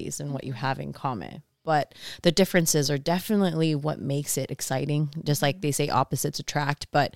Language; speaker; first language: English; non-native, fluent; Samoan